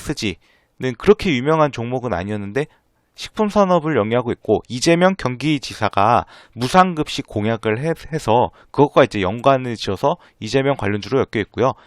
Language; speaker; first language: Korean; native; Korean